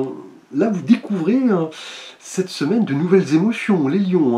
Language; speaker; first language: French; native; French